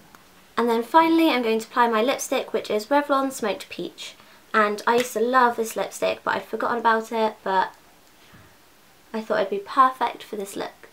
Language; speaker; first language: English; native; English